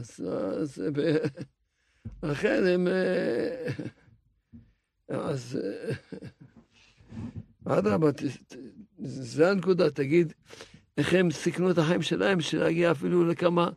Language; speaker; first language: Hebrew; non-native, fluent; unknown